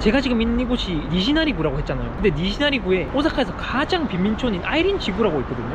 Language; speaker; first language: Korean; native; Korean